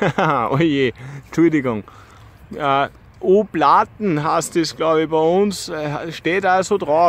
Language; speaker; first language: German; native; German